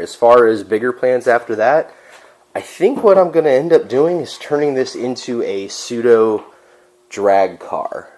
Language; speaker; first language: English; native; English